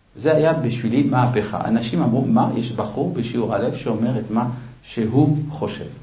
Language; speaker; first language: Hebrew; non-native, fluent; Spanish